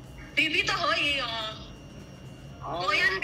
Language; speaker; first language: Cantonese; non-native, learner; Indonesian